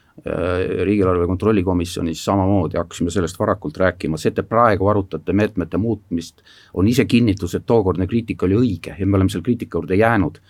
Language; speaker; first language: Estonian; native; Estonian